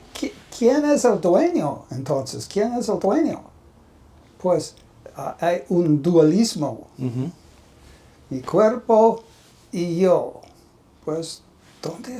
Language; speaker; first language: Spanish; non-native, learner; English